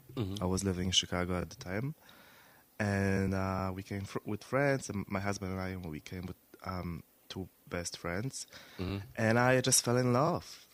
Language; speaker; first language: English; non-native, fluent; Polish